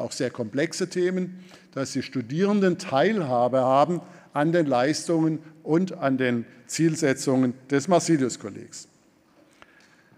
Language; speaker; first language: German; native; German